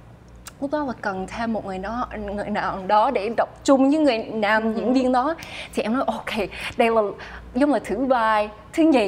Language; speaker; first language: Vietnamese; early bilingual, heritage; Vietnamese